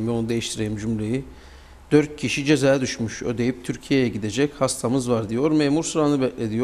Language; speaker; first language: Turkish; native; Turkish